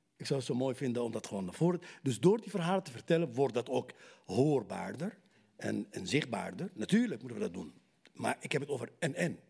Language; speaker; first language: Dutch; non-native, fluent; Arabic